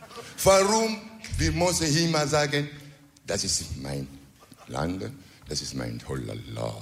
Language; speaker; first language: German; non-native, learner; French